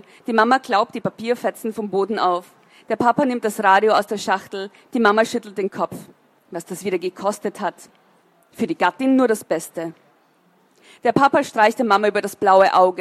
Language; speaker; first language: German; native; German